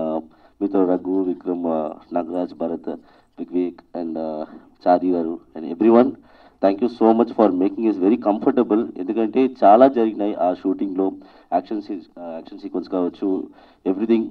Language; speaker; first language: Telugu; non-native, learner; Tamil